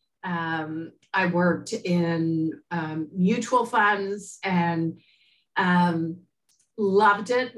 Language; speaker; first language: English; native; English